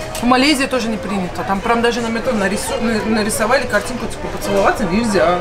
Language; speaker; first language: Russian; non-native, fluent; Persian